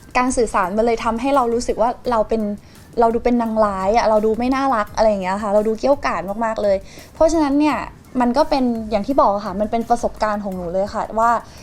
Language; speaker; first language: Thai; native; Thai